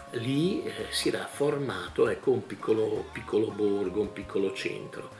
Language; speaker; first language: Italian; native; Italian